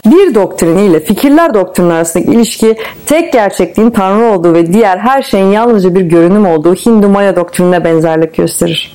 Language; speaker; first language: Turkish; native; Turkish